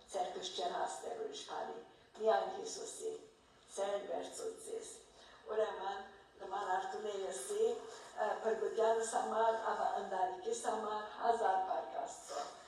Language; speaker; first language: Armenian; early bilingual, heritage; Armenian